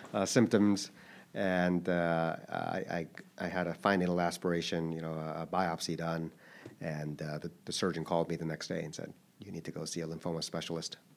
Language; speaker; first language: English; early bilingual, other home language; Korean